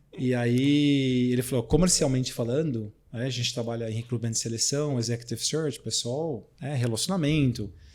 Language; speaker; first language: Portuguese; non-native, fluent; Dutch